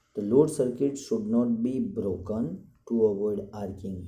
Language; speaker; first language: English; non-native, local second language; Gujarati